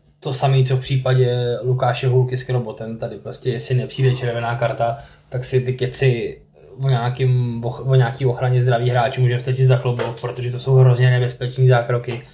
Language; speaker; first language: Czech; native; Czech